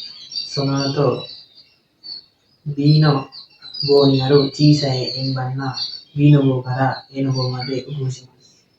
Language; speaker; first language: Japanese; non-native, learner; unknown